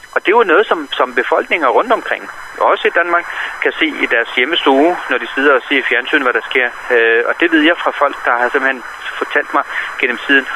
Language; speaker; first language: Danish; non-native, fluent; Arabic